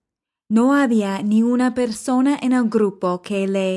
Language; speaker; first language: Spanish; non-native, fluent; English